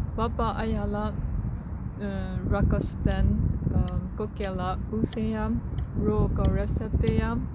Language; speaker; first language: Finnish; non-native, learner; Burmese